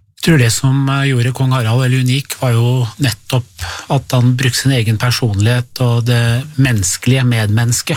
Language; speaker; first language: Norwegian; early bilingual, other home language; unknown